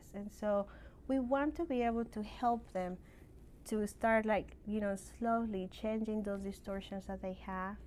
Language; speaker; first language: English; non-native, fluent; Spanish